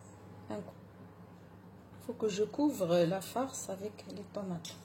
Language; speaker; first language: French; non-native, local second language; Arabic